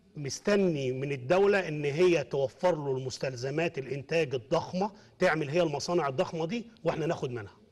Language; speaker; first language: Arabic; native; Arabic